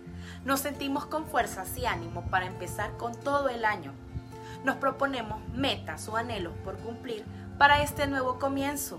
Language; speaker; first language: Spanish; native; Spanish